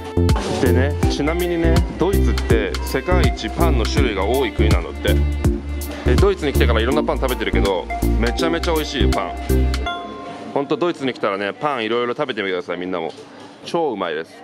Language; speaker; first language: Japanese; native; Japanese